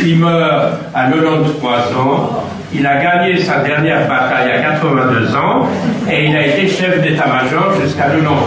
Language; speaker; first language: French; native; French